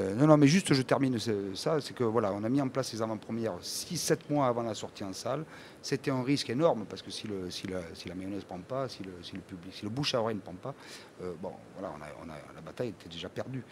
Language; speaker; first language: French; native; French